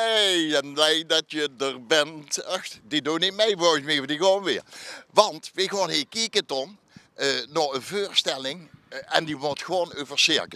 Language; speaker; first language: Dutch; native; Dutch